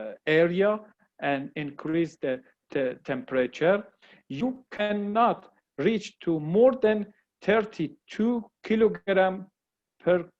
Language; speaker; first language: English; non-native, learner; Persian